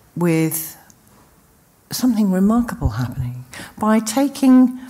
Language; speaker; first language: English; native; English